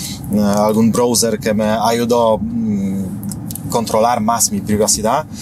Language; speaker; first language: Spanish; non-native, fluent; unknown